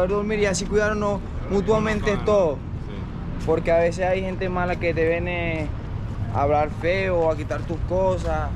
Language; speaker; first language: Spanish; native; Spanish